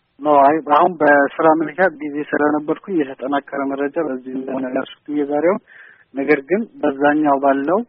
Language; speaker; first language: Amharic; non-native, local second language; Somali